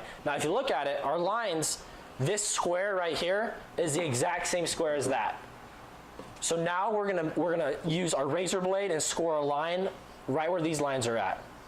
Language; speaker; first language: English; native; English